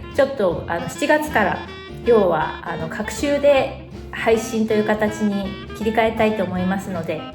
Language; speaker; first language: Japanese; native; Japanese